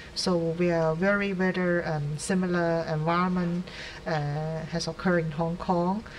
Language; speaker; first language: English; non-native, local second language; Cantonese